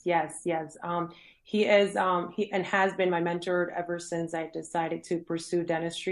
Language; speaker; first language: English; early bilingual, other home language; Spanish